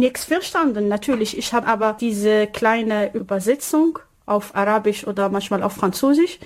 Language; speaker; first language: German; non-native, learner; Arabic